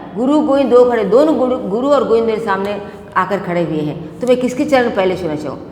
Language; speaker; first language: Hindi; native; Hindi